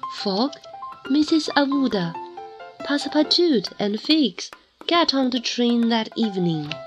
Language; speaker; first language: English; non-native, fluent; Chinese